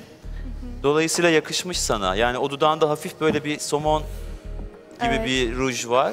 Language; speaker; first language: Turkish; native; Turkish